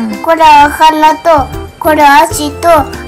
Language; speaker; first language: Japanese; native; Japanese